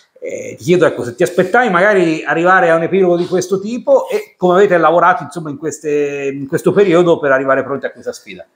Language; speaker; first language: Italian; native; Italian